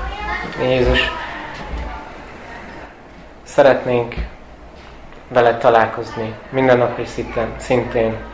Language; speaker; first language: Hungarian; non-native, fluent; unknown